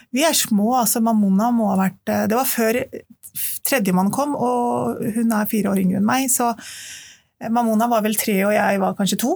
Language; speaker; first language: Norwegian; early bilingual, other home language; Urdu